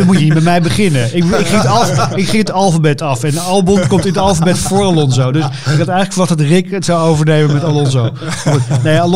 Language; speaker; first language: Dutch; native; Dutch